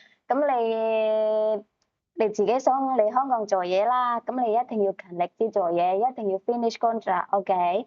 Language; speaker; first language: Cantonese; native; Cantonese